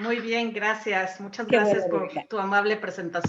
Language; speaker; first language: Spanish; native; Spanish